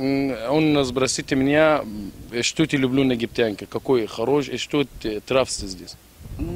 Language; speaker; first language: Russian; non-native, learner; Arabic